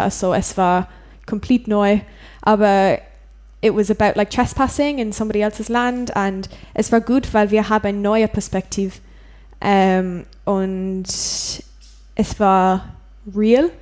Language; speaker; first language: German; non-native, learner; English